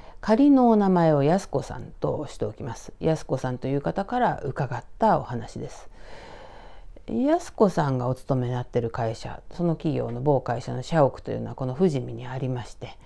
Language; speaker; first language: Japanese; native; Japanese